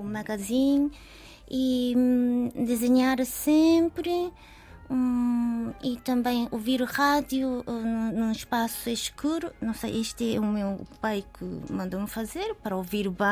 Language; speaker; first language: Portuguese; non-native, learner; Japanese